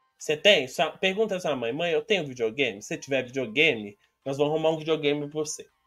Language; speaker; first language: Portuguese; native; Portuguese